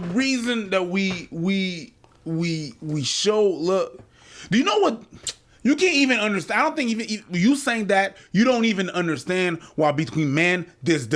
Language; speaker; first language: English; native; English